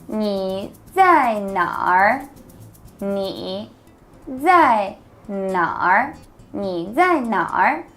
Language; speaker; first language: Chinese; non-native, fluent; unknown